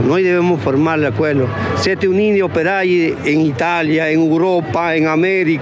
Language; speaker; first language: Italian; non-native, learner; Spanish